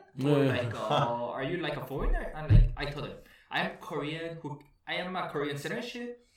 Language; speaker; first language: English; early bilingual, heritage; Spanish